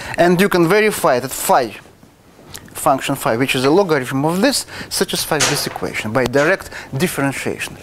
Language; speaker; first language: English; non-native, fluent; Russian